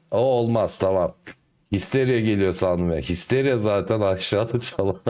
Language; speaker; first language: Turkish; native; Turkish